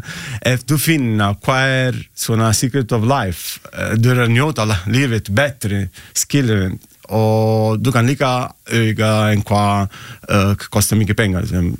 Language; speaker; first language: Icelandic; non-native, learner; Italian